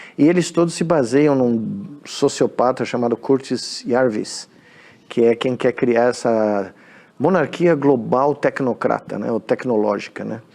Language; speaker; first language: Portuguese; native; Portuguese